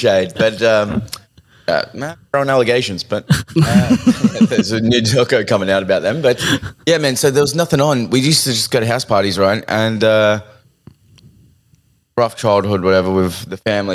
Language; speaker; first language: English; native; English